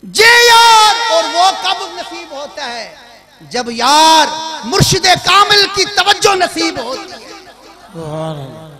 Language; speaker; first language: Urdu; non-native, local second language; Sindhi